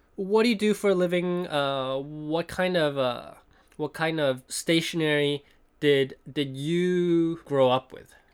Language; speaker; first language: English; non-native, local second language; Cantonese